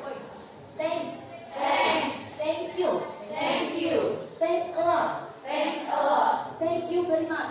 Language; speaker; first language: English; non-native, fluent; Indonesian